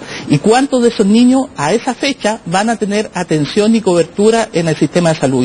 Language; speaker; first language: Spanish; native; Spanish